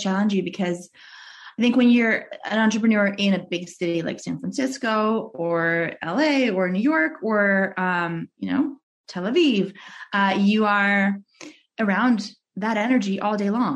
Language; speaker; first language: English; early bilingual, other home language; Russian